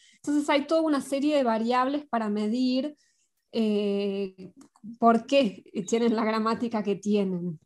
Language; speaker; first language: Spanish; native; Spanish